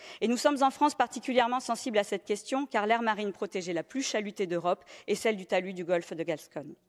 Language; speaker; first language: French; native; French